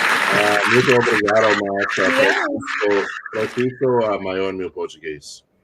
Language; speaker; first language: Portuguese; non-native, learner; English